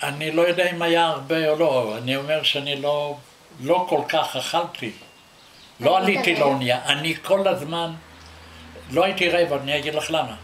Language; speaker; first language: Hebrew; non-native, fluent; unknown